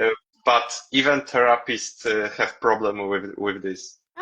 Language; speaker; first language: English; non-native, learner; Polish